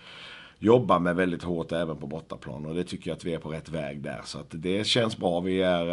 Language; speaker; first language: Swedish; native; Swedish